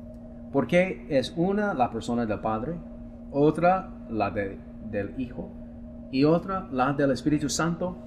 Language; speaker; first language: Spanish; non-native, fluent; English